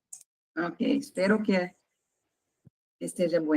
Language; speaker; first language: Spanish; non-native, fluent; Portuguese